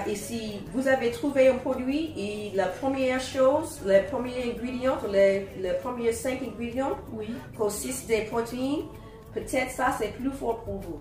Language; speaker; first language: French; non-native, learner; English